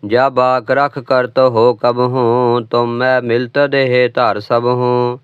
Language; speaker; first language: Hindi; non-native, local second language; Punjabi